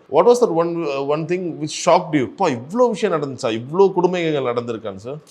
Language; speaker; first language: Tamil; native; Tamil